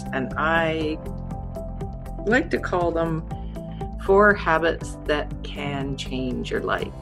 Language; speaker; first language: English; native; English